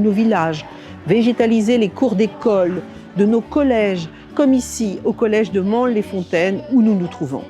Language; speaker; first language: French; native; French